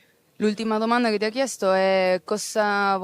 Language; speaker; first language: Italian; non-native, fluent; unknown